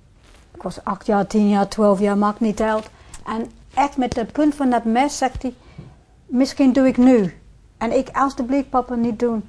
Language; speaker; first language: Dutch; non-native, fluent; English